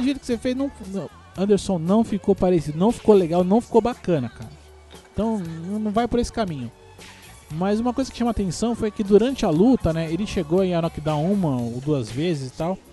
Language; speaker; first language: Portuguese; native; Portuguese